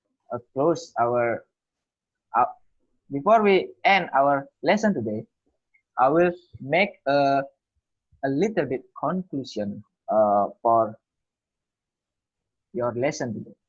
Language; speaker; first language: English; non-native, learner; Indonesian